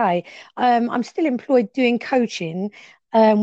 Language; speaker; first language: English; native; English